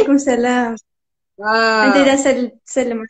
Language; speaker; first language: Arabic; non-native, learner; Turkish